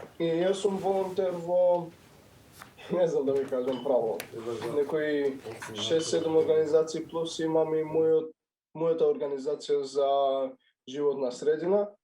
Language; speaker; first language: Macedonian; non-native, local second language; Albanian